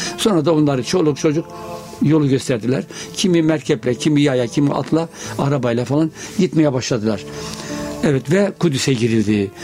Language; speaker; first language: Turkish; native; Turkish